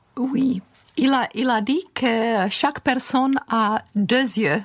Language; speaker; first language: French; non-native, fluent; Czech